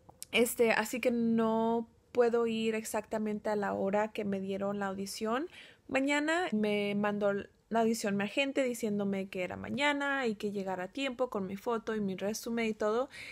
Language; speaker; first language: Spanish; early bilingual, heritage; Spanish